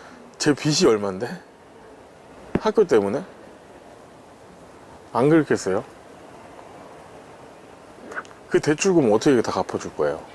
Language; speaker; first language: Korean; native; Korean